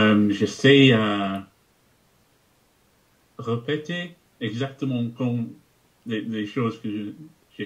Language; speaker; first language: French; non-native, fluent; English